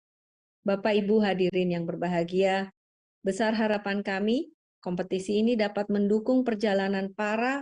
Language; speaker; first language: Indonesian; native; Indonesian